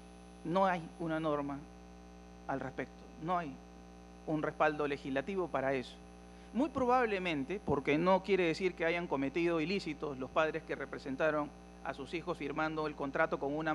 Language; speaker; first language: Spanish; native; Spanish